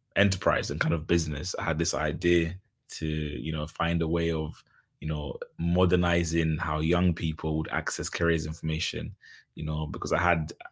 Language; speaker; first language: English; early bilingual, other home language; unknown